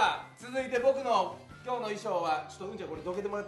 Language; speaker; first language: Japanese; native; Japanese